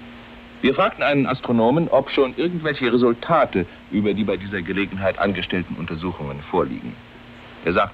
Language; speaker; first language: German; native; German